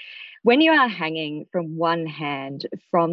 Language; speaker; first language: English; native; English